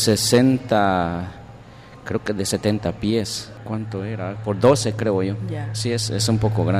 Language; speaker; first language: Spanish; non-native, local second language; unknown